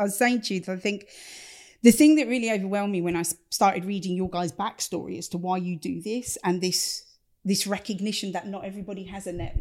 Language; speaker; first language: English; native; English